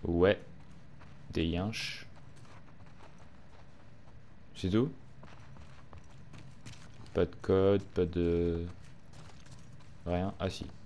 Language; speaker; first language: French; native; French